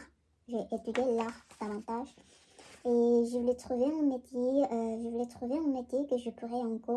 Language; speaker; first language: French; non-native, learner; Korean